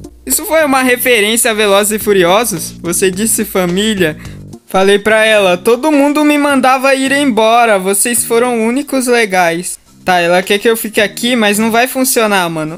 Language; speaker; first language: Portuguese; native; Portuguese